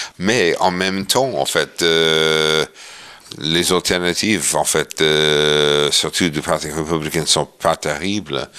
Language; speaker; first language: French; non-native, fluent; English